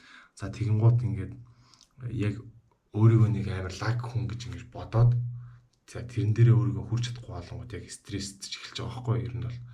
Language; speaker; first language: Mongolian; native; Mongolian